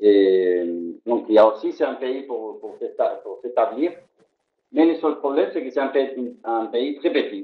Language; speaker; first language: French; non-native, fluent; Spanish